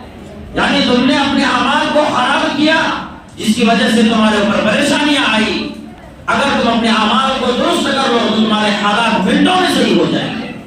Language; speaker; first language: Urdu; native; Urdu